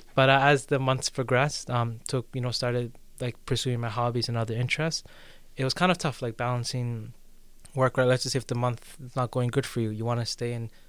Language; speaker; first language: English; native; English